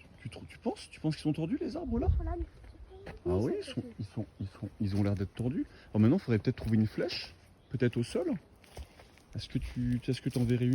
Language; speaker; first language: French; native; French